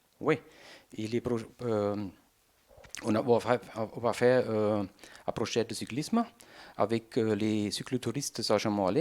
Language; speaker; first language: French; non-native, learner; German